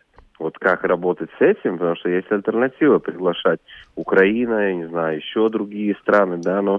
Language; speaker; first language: Russian; native; Russian